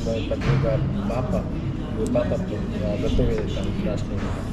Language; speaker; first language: Russian; non-native, learner; Hindi